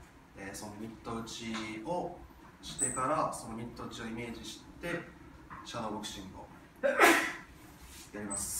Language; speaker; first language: Japanese; native; Japanese